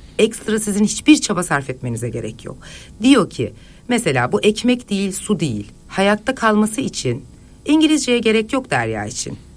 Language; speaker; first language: Turkish; native; Turkish